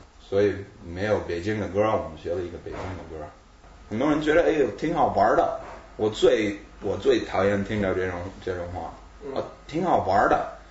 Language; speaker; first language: Chinese; non-native, fluent; English